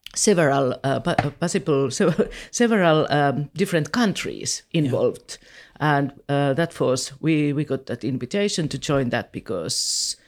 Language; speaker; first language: English; non-native, fluent; Finnish